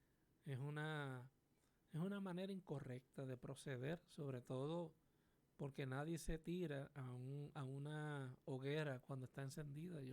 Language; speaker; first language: Spanish; native; Spanish